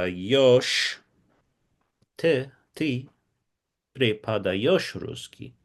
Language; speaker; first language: Russian; non-native, learner; English